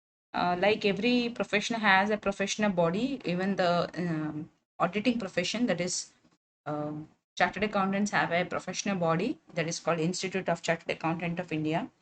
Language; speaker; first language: English; non-native, local second language; Kannada